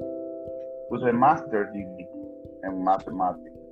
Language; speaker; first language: English; non-native, learner; Spanish